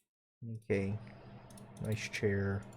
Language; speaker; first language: English; native; English